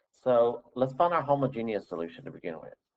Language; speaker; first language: English; native; English